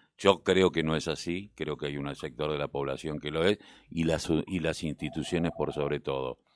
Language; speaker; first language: Spanish; native; Spanish